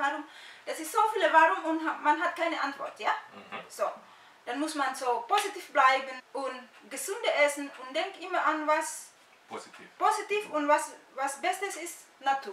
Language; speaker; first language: German; non-native, learner; Indonesian